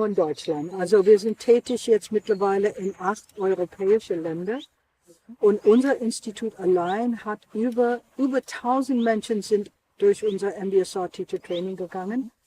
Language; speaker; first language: German; non-native, fluent; English